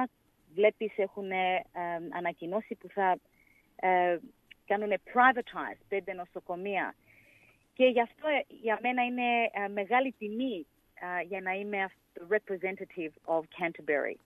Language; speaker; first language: Greek; early bilingual, heritage; English